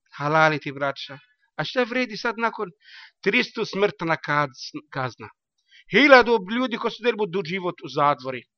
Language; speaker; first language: Bosnian; non-native, learner; Arabic